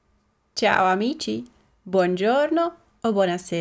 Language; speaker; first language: Italian; non-native, fluent; Slovak